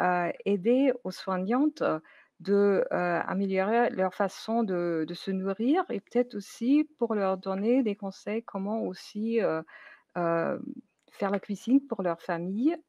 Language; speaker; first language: French; non-native, fluent; German